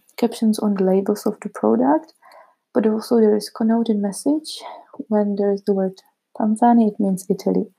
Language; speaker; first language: English; non-native, fluent; Czech